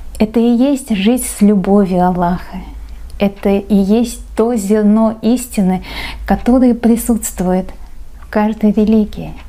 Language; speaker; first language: Russian; non-native, local second language; Uzbek